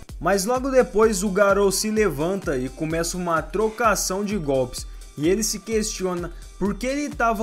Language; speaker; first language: Portuguese; native; Portuguese